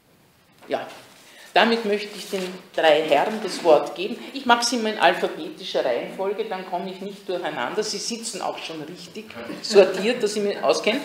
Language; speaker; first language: German; native; German